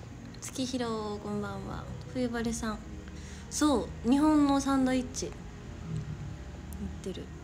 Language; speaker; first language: Japanese; native; Japanese